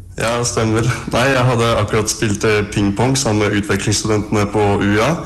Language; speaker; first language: Norwegian; early bilingual, other home language; Russian